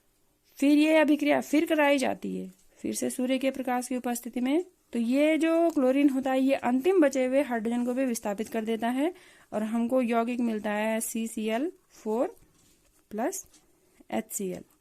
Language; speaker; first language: Hindi; native; Hindi